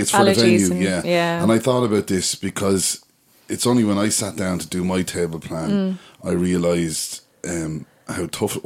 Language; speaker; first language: English; native; English